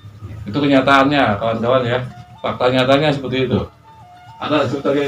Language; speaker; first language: Indonesian; native; Indonesian